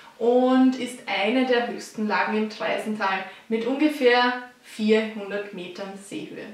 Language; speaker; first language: German; native; German